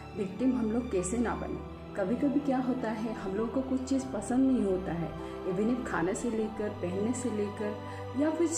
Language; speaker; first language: Hindi; non-native, local second language; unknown